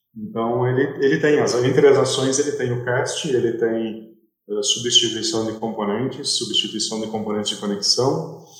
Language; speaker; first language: Portuguese; native; Portuguese